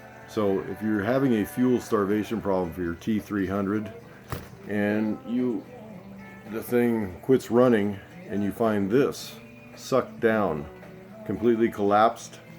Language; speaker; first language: English; native; English